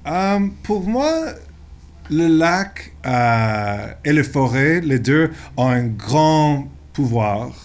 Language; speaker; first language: French; non-native, local second language; English